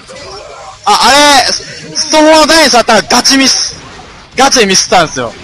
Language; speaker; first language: Japanese; native; Japanese